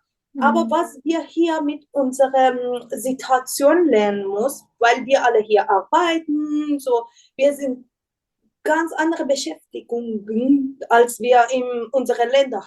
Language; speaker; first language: German; non-native, learner; Persian